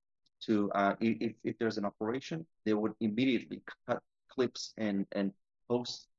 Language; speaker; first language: English; non-native, fluent; Hebrew